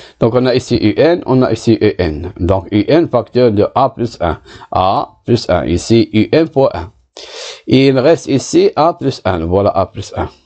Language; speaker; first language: French; non-native, local second language; Arabic